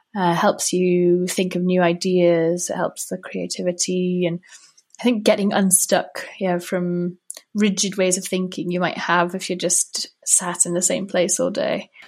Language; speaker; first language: English; native; English